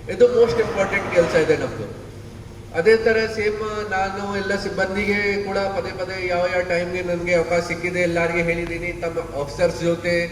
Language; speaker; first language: Kannada; non-native, learner; Hindi